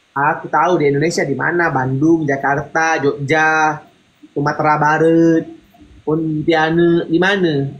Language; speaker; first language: Malay; native; Malay